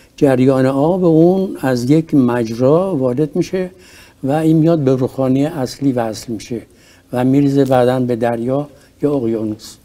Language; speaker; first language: Persian; native; Persian